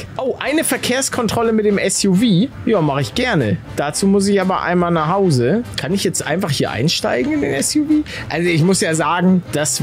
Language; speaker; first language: German; native; German